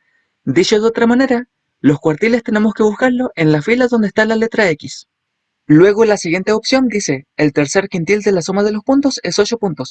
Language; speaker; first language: Spanish; native; Spanish